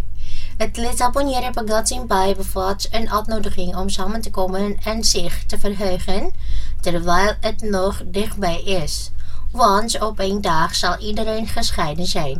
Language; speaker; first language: Dutch; non-native, fluent; Indonesian